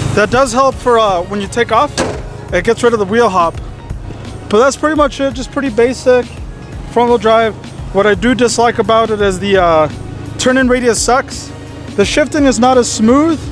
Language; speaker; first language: English; native; English